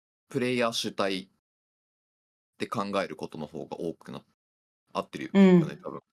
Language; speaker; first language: Japanese; native; Japanese